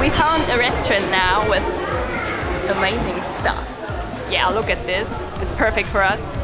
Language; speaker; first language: English; non-native, fluent; German